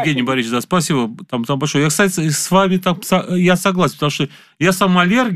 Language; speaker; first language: Russian; native; Russian